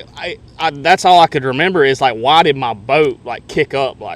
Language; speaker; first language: English; native; English